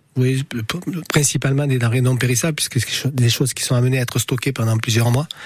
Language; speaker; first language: French; native; French